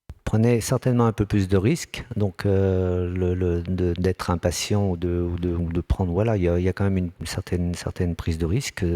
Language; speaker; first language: French; native; French